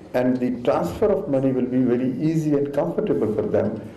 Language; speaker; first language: English; non-native, local second language; Urdu